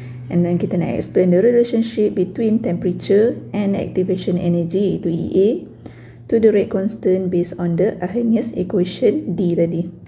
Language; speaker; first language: English; non-native, local second language; Malay